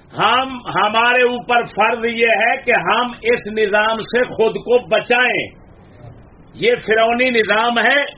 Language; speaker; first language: Urdu; non-native, local second language; Punjabi